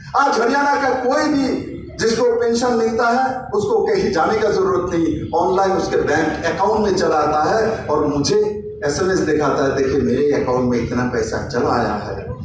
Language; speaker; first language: Hindi; non-native, local second language; Bangla